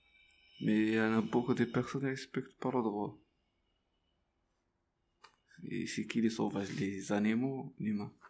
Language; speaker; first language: French; non-native, learner; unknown